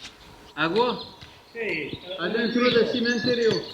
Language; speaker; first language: Spanish; non-native, learner; French